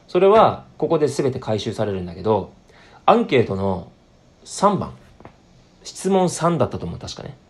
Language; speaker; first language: Japanese; native; Japanese